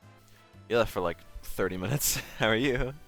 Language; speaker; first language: English; native; English